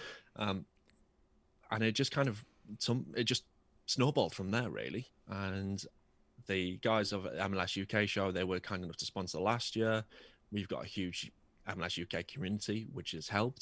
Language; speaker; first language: English; native; English